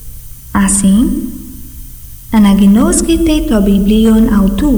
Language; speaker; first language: Greek; non-native, fluent; Portuguese